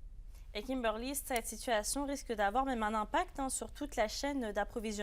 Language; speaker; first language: French; native; French